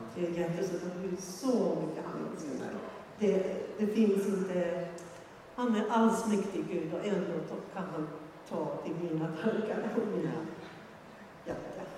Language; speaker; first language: Swedish; non-native, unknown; Finnish